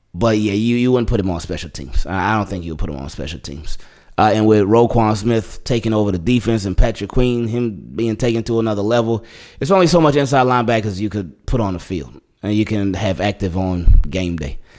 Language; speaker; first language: English; native; English